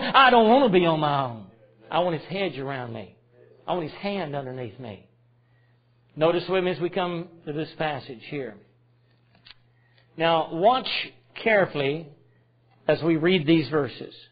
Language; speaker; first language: English; native; English